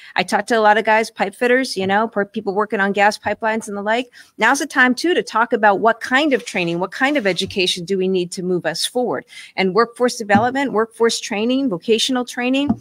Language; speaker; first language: English; native; English